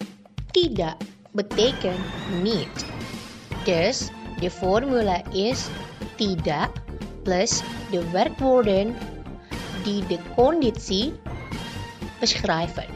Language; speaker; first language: Dutch; non-native, learner; Indonesian